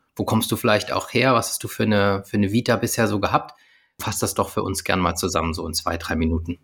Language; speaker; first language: German; native; German